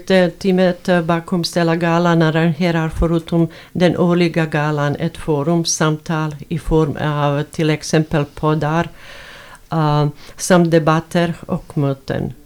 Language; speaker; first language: Swedish; non-native, fluent; Bosnian